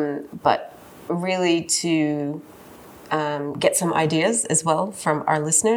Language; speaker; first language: English; native; English